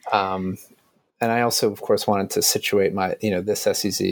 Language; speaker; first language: English; native; English